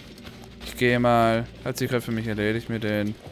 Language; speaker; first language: German; native; German